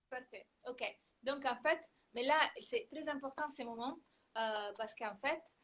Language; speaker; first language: French; non-native, fluent; Italian